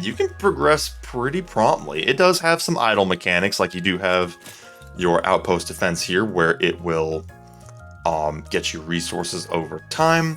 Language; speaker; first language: English; native; English